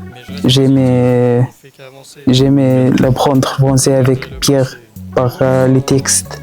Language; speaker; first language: French; non-native, learner; Arabic